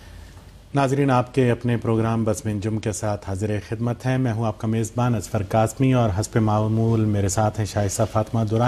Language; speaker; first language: Urdu; native; Urdu